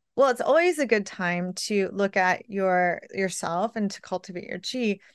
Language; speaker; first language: English; native; English